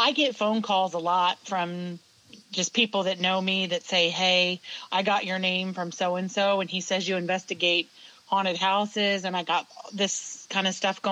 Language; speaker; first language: English; native; English